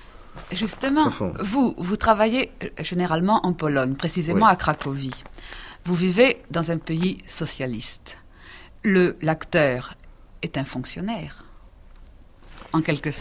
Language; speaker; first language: French; native; French